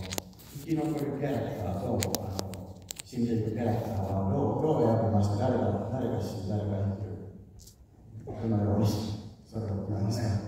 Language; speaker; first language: Japanese; non-native, fluent; Finnish